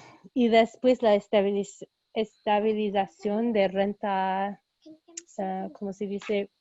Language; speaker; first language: Spanish; early bilingual, heritage; Spanish